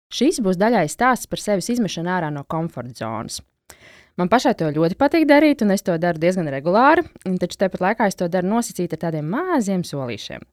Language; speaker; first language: Latvian; native; Latvian